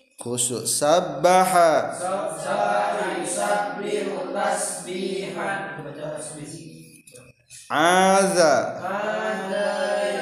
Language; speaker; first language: Arabic; non-native, fluent; Indonesian